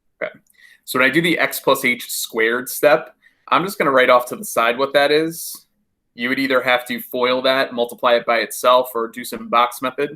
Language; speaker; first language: English; native; English